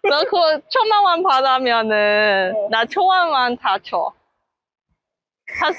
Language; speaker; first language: Korean; non-native, learner; Chinese